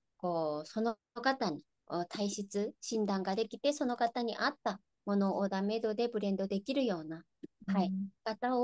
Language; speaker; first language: Japanese; non-native, fluent; Chinese